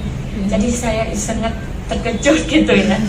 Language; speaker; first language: Indonesian; non-native, learner; Thai